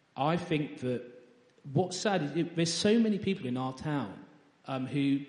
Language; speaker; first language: English; native; English